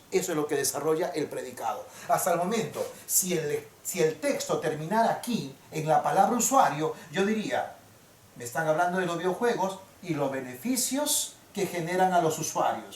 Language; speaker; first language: Spanish; native; Spanish